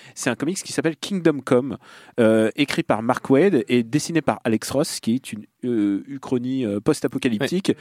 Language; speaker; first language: French; non-native, fluent; Russian